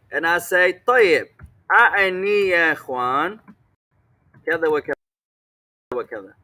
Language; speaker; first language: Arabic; non-native, fluent; English